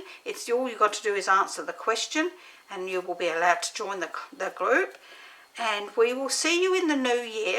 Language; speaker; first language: English; native; English